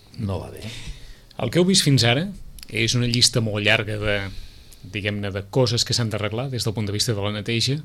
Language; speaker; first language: Catalan; native; Catalan